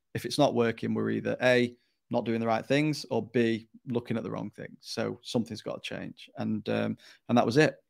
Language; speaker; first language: English; native; English